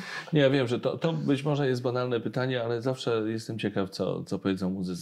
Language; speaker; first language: Polish; native; Polish